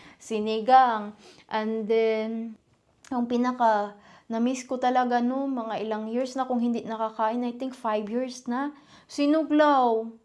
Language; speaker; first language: Filipino; non-native, local second language; Cebuano